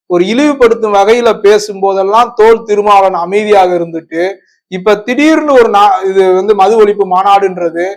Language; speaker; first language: Tamil; non-native, local second language; Urdu